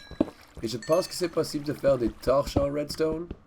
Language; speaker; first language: French; non-native, learner; English